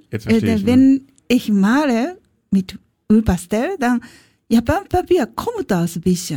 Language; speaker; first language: German; non-native, learner; Japanese